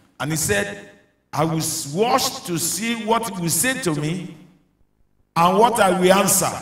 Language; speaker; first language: English; non-native, local second language; Yoruba